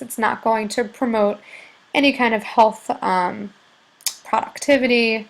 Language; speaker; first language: English; native; English